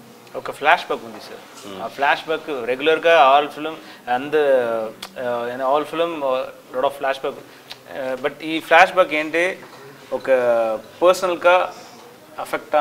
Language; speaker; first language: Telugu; non-native, learner; Tamil